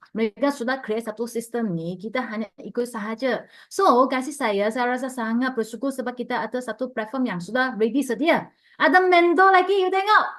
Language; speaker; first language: Malay; non-native, local second language; Chinese